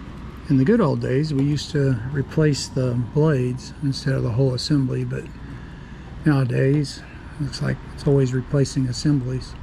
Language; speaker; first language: English; native; English